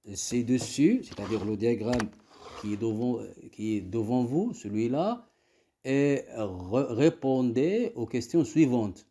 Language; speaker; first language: French; non-native, local second language; Arabic